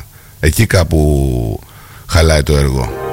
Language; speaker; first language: Greek; native; Greek